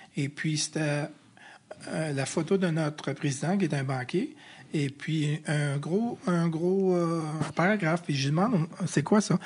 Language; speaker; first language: French; early bilingual, other home language; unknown